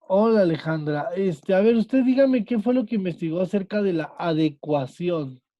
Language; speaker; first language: Spanish; native; Spanish